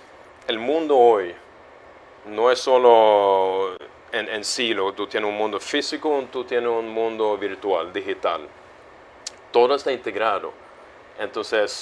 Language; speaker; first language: Spanish; non-native, fluent; Swedish